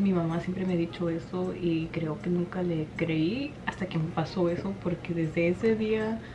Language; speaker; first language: Spanish; early bilingual, heritage; Spanish